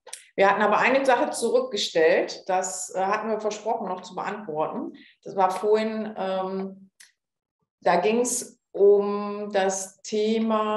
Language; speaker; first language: German; native; German